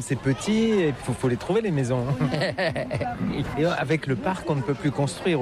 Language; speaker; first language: French; native; French